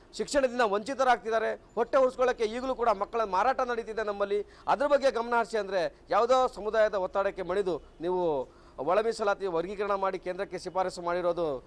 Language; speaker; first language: Kannada; non-native, local second language; Lambadi